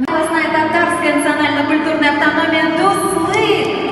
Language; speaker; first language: Russian; native; Russian